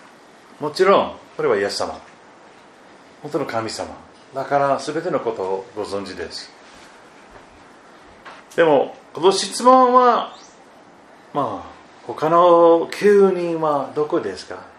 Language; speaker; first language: Japanese; non-native, fluent; German